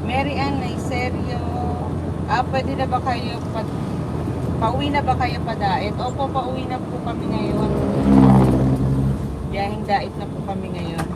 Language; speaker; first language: Filipino; native; Filipino